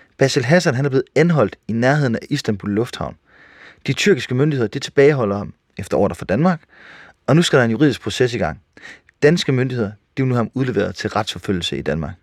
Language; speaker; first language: Danish; native; Danish